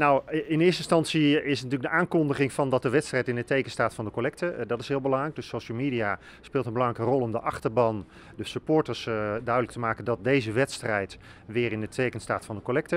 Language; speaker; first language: Dutch; native; Dutch